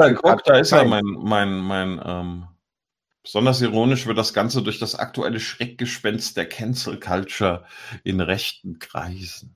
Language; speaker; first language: German; native; German